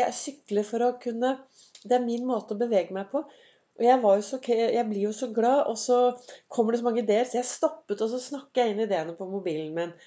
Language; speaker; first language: Norwegian; native; Norwegian